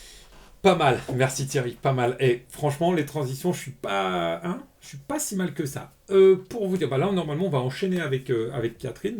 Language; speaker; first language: French; native; French